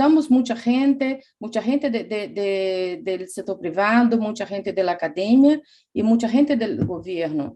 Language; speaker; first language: Spanish; non-native, fluent; Portuguese